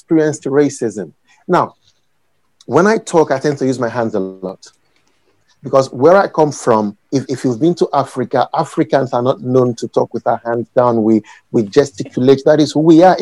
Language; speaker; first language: English; non-native, local second language; Yoruba